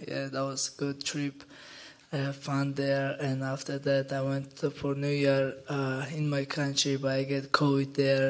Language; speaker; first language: English; non-native, learner; Georgian